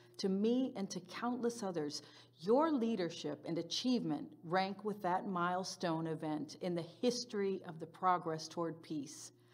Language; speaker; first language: English; native; English